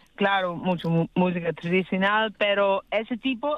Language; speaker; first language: Spanish; non-native, learner; English